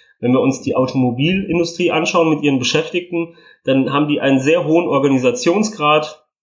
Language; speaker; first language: German; early bilingual, other home language; Italian